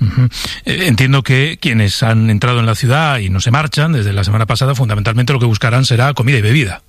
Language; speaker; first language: Spanish; native; Spanish